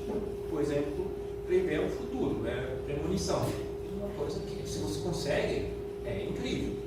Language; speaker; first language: Portuguese; non-native, fluent; German